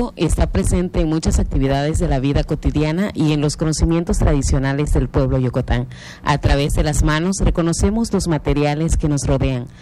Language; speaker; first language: Spanish; non-native, local second language; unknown